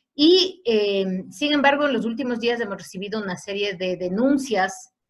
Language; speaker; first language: Spanish; native; Spanish